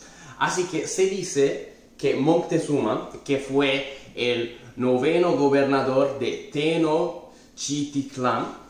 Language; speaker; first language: Spanish; non-native, fluent; Italian